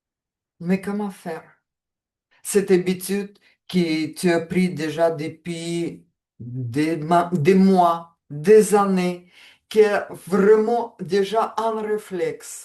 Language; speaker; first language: French; non-native, fluent; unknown